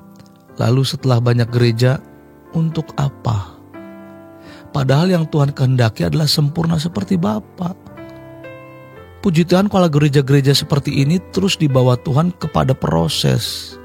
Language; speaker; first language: Indonesian; native; Indonesian